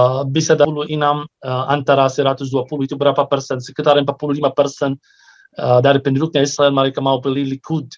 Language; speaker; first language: Indonesian; non-native, fluent; Arabic